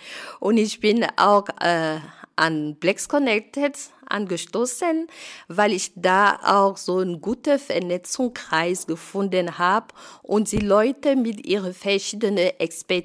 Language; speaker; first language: German; non-native, fluent; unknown